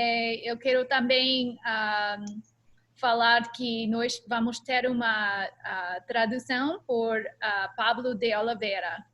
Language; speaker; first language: Portuguese; non-native, learner; English